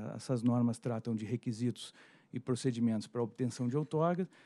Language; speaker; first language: Portuguese; native; Portuguese